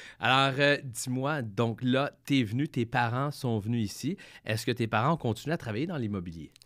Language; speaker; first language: French; native; French